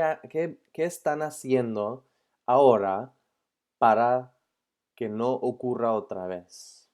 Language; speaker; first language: Spanish; non-native, fluent; English